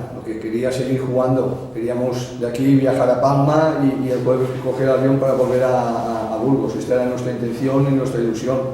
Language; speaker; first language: Spanish; non-native, local second language; Catalan